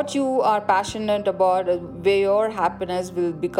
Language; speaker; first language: English; non-native, local second language; Tamil